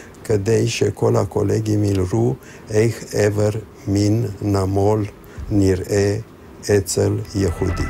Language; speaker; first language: Hebrew; non-native, fluent; Romanian